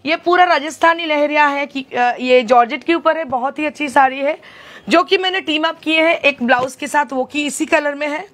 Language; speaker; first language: Hindi; non-native, local second language; Bangla